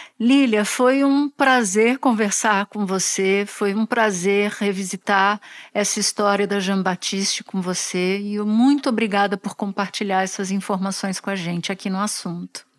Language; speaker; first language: Portuguese; native; Portuguese